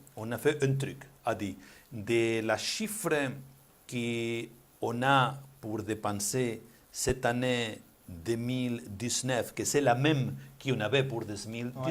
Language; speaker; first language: French; non-native, learner; Spanish